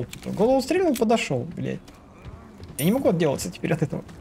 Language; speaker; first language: Russian; native; Russian